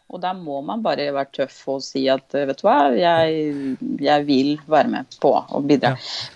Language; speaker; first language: Norwegian; non-native, fluent; Spanish